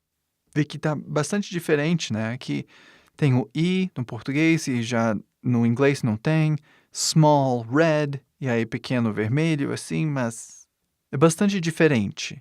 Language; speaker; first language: Portuguese; non-native, fluent; English